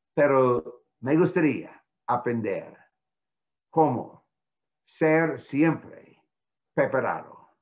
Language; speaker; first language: Spanish; non-native, fluent; English